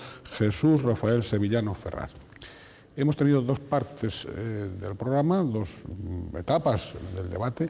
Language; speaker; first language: Spanish; native; Spanish